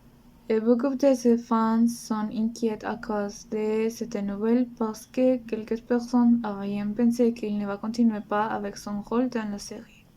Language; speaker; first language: French; non-native, learner; Spanish